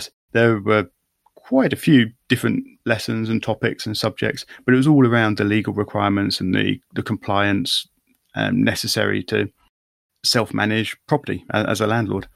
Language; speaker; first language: English; native; English